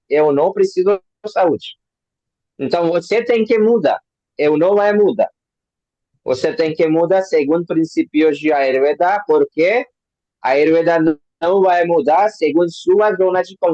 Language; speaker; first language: Portuguese; non-native, learner; Hindi